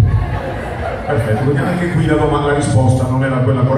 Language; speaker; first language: Italian; native; Italian